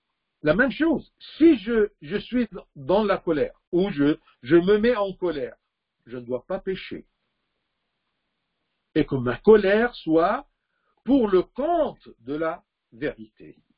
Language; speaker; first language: French; non-native, fluent; Arabic